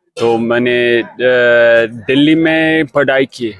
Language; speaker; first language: Hindi; non-native, learner; English